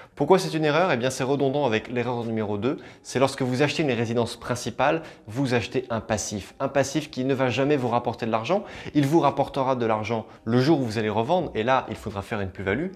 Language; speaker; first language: French; native; French